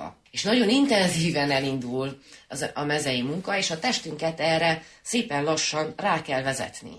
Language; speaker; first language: Hungarian; native; Hungarian